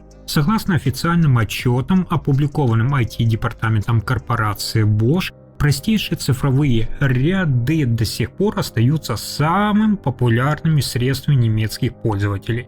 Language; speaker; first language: Russian; native; Russian